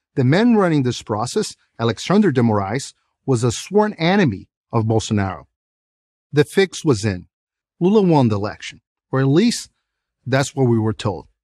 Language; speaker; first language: English; non-native, fluent; Portuguese